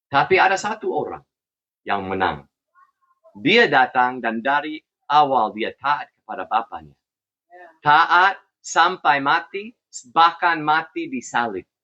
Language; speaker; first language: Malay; non-native, fluent; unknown